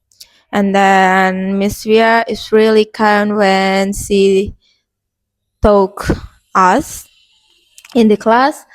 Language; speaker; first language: English; non-native, learner; Indonesian